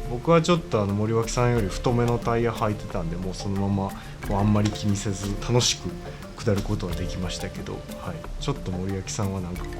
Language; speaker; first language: Japanese; native; Japanese